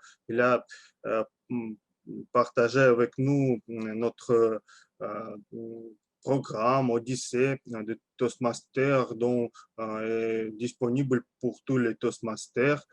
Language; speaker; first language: French; non-native, learner; Russian